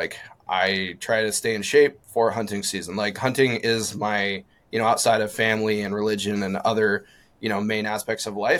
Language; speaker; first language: English; native; English